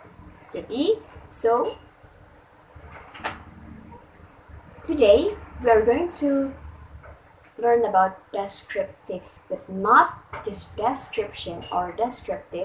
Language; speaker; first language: English; non-native, fluent; Indonesian